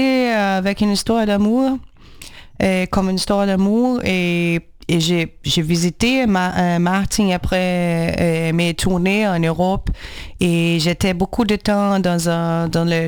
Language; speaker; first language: French; non-native, learner; Portuguese